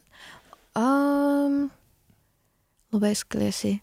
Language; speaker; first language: Lithuanian; non-native, learner; Japanese